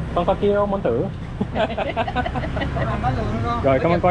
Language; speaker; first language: Vietnamese; non-native, learner; English